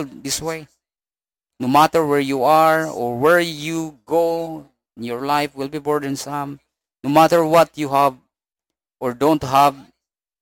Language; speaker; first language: English; non-native, local second language; Cebuano